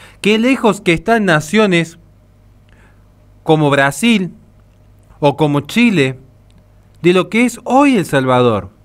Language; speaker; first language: Spanish; native; Spanish